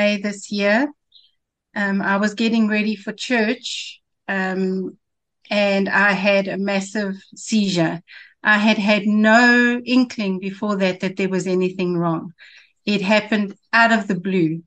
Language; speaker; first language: English; native; English